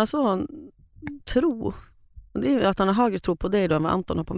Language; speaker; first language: Swedish; native; Swedish